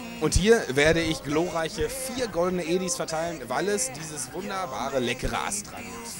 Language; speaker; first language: German; native; German